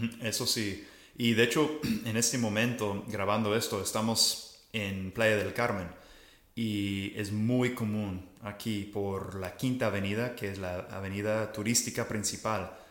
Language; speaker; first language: Spanish; non-native, fluent; English